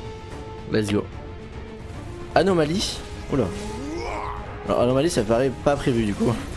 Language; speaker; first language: French; native; French